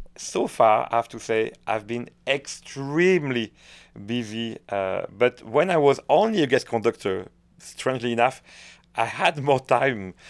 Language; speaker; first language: English; non-native, fluent; French